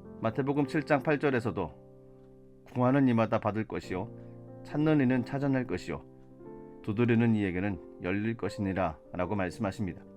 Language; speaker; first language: Korean; native; Korean